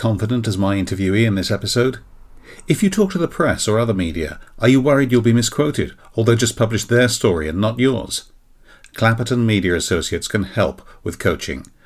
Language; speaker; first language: English; native; English